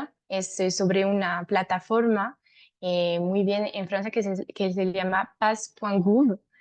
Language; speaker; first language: Spanish; non-native, fluent; French